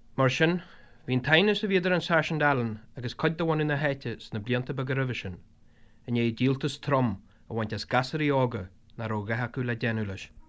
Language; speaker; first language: Irish; native; Irish